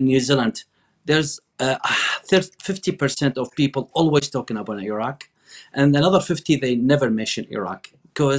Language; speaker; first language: English; non-native, fluent; Arabic